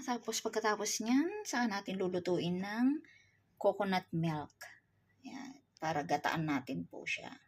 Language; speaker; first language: Filipino; non-native, local second language; Iloko